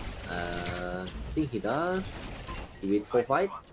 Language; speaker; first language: English; non-native, learner; Thai